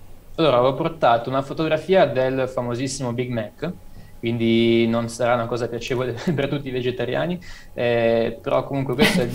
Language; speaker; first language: Italian; native; Italian